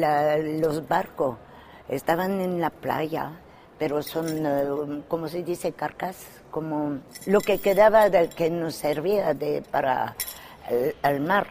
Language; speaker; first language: Spanish; non-native, fluent; French